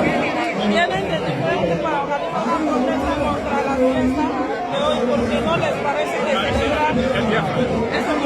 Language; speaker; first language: Spanish; non-native, learner; Igbo